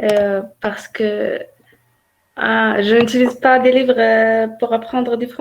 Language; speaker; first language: French; non-native, learner; Arabic